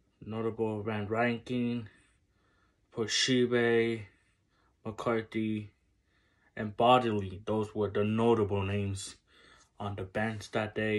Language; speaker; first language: English; native; English